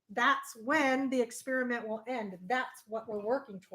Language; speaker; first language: English; native; English